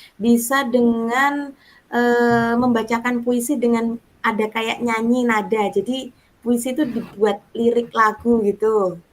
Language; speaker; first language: Indonesian; native; Indonesian